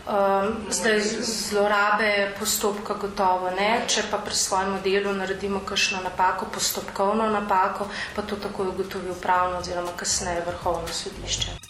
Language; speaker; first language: Slovenian; native; Slovenian